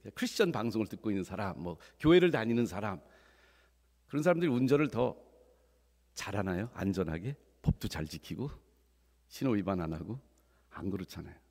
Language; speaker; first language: Korean; early bilingual, heritage; Korean